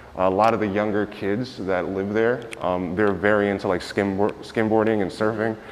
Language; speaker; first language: English; native; English